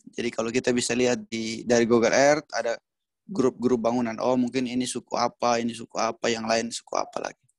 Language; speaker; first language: Indonesian; native; Indonesian